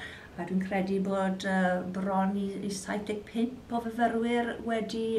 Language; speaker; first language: Welsh; native; Welsh